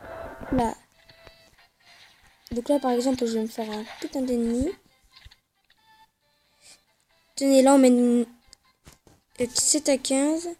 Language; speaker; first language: French; native; French